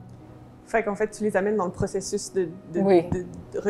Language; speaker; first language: French; native; French